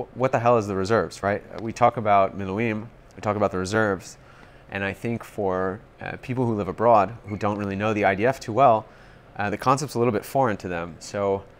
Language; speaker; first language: English; native; English